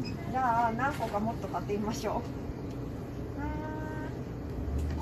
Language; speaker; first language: Japanese; non-native, fluent; Korean